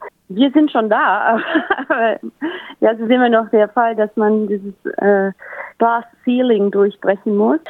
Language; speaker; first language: German; native; German